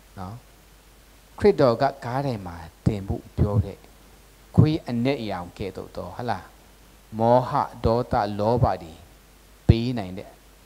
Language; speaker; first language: Burmese; non-native, local second language; Tedim Chin